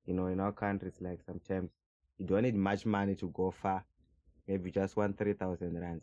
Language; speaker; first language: English; non-native, local second language; Shona